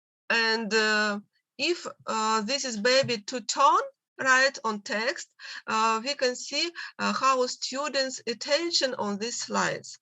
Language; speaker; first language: English; non-native, learner; Russian